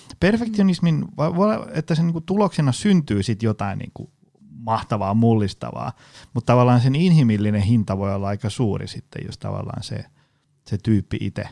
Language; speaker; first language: Finnish; native; Finnish